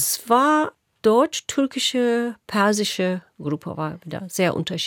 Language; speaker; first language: German; non-native, local second language; Turkish